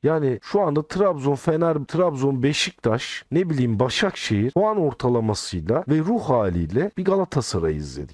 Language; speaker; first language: Turkish; native; Turkish